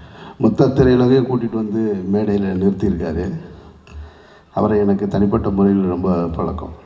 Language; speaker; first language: Tamil; native; Tamil